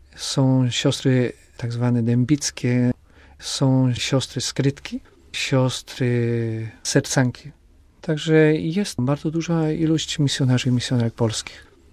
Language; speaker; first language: Polish; native; Polish